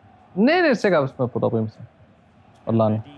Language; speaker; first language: Macedonian; early bilingual, heritage; German